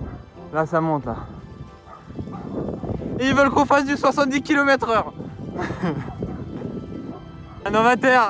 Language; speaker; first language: French; native; French